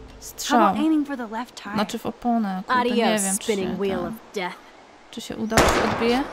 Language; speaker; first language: Polish; native; Polish